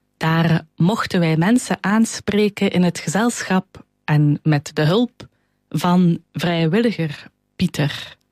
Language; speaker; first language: Dutch; native; Dutch